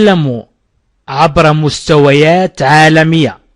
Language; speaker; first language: Arabic; native; Arabic